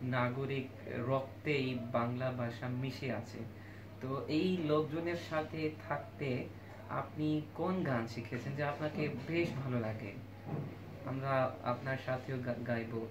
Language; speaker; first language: Bangla; non-native, fluent; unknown